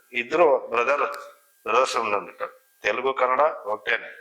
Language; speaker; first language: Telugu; non-native, learner; Kannada